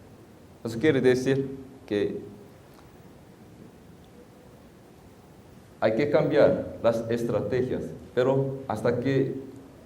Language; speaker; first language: Spanish; non-native, fluent; Korean